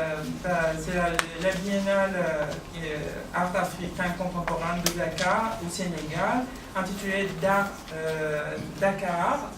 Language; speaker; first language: French; non-native, fluent; Persian